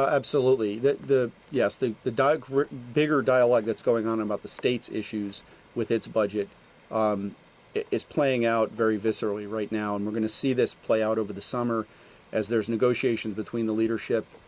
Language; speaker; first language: English; native; English